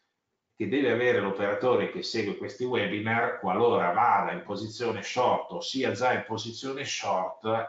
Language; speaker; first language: Italian; native; Italian